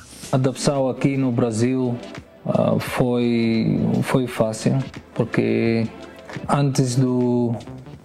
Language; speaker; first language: Portuguese; non-native, learner; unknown